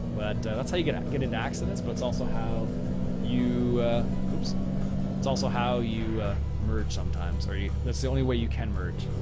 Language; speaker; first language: English; native; English